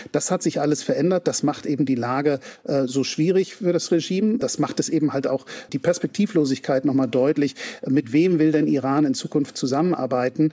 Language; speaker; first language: German; native; German